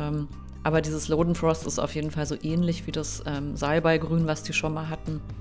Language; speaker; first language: German; native; German